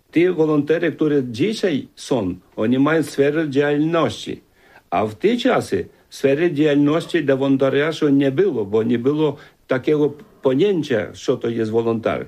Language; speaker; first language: Polish; non-native, learner; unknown